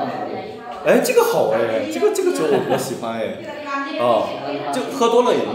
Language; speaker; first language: Chinese; native; Chinese